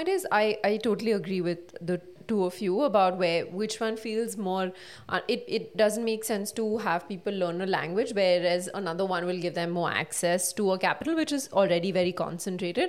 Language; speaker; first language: English; non-native, local second language; Hindi